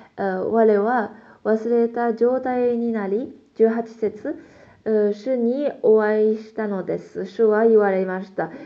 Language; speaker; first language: Japanese; non-native, fluent; Korean